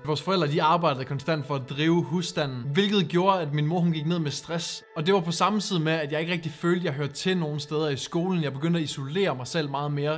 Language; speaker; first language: Danish; native; Danish